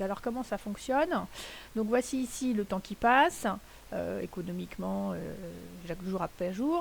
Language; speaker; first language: French; native; French